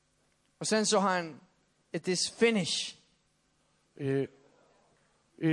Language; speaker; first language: Swedish; non-native, fluent; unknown